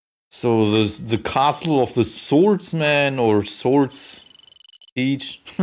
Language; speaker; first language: English; non-native, fluent; German